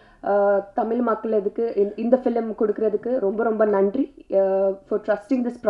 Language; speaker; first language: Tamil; non-native, learner; Telugu